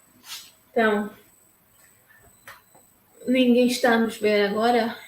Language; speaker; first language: Portuguese; non-native, local second language; Tetum